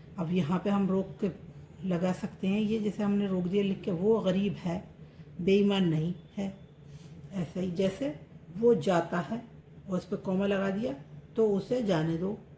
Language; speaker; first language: Hindi; native; Hindi